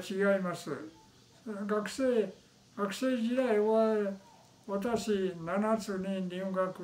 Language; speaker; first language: Japanese; non-native, local second language; Min Nan Chinese